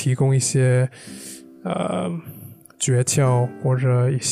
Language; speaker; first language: Chinese; non-native, fluent; English